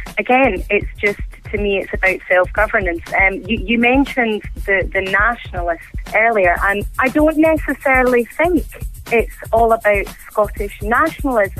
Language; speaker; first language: English; native; English